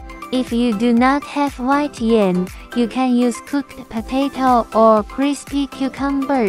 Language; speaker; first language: English; non-native, learner; Chinese